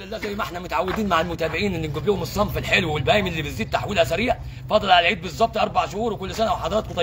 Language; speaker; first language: Arabic; native; Arabic